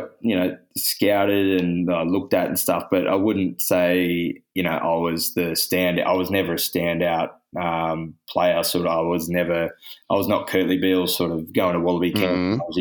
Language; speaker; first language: English; native; English